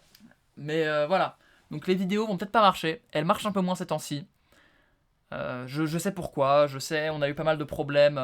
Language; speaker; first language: French; native; French